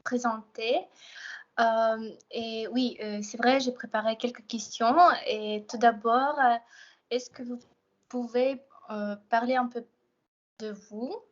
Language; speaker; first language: French; non-native, fluent; Russian